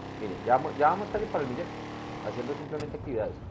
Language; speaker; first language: Spanish; native; Spanish